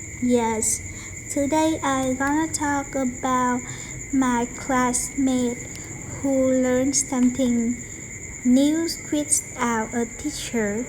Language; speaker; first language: English; non-native, learner; Vietnamese